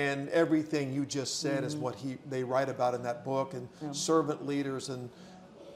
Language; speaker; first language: English; native; English